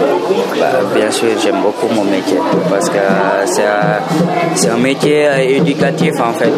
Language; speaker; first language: French; non-native, local second language; Fula